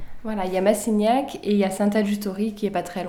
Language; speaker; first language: French; native; French